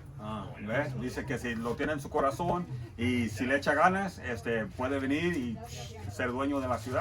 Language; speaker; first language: Spanish; early bilingual, heritage; Spanish